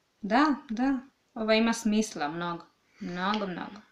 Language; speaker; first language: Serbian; non-native, learner; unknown